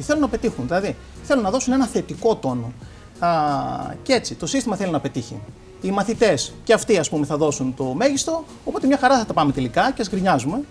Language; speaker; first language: Greek; native; Greek